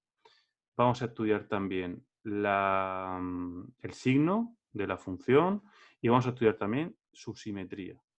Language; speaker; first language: Spanish; native; Spanish